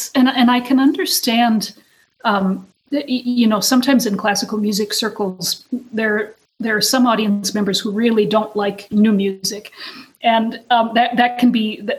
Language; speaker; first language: English; native; English